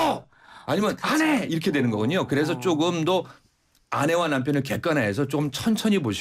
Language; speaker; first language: Korean; native; Korean